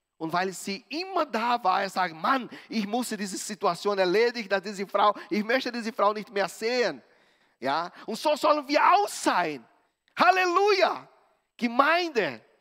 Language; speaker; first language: German; non-native, fluent; Portuguese